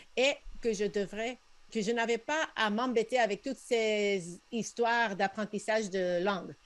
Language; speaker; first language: French; non-native, fluent; Spanish